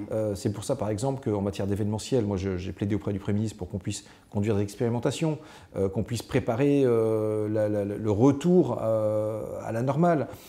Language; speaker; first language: French; native; French